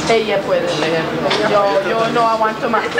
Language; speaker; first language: Spanish; non-native, learner; English